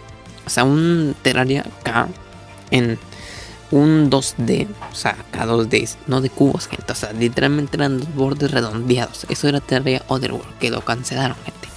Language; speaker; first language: Spanish; native; Spanish